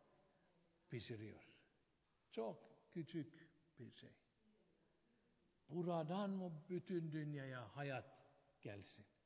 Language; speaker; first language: Turkish; non-native, fluent; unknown